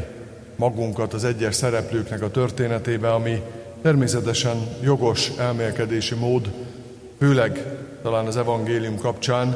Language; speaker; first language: Hungarian; native; Hungarian